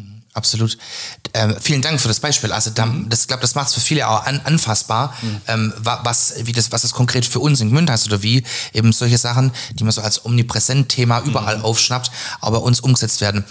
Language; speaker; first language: German; native; German